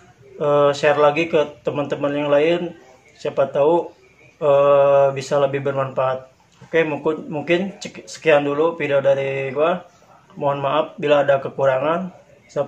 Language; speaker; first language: Indonesian; native; Indonesian